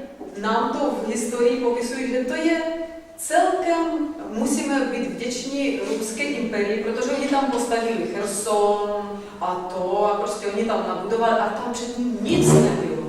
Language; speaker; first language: Czech; non-native, fluent; Russian